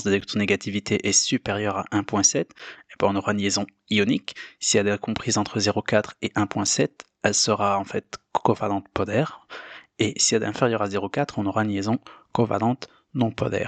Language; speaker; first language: French; native; French